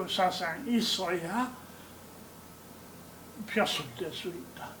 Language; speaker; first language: Korean; non-native, fluent; English